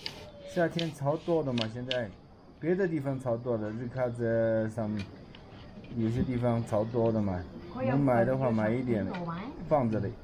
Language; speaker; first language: Chinese; native; Chinese